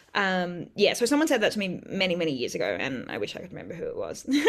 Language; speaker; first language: English; native; English